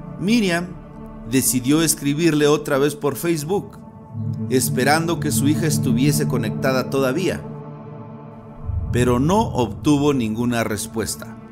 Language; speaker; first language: Spanish; native; Spanish